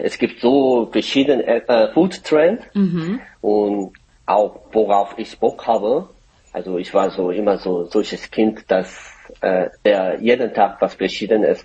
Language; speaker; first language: German; non-native, fluent; Korean